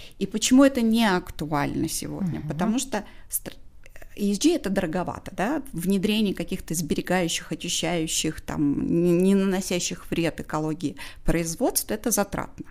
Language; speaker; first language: Russian; non-native, local second language; Tajik